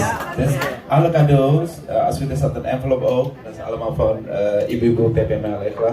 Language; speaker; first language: Dutch; non-native, fluent; Indonesian